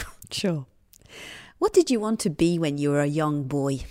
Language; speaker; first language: English; native; English